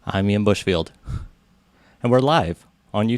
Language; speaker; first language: English; native; English